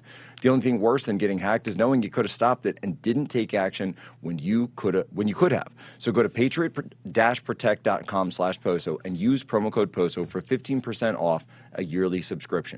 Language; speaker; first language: English; native; English